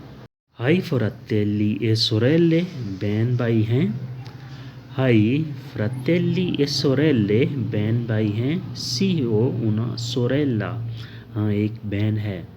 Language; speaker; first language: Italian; non-native, learner; Urdu